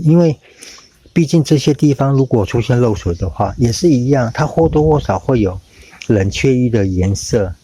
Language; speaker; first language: Chinese; native; Chinese